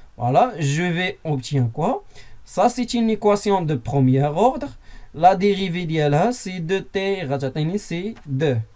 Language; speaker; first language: French; non-native, local second language; Arabic